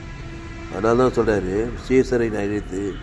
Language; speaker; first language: Tamil; native; Tamil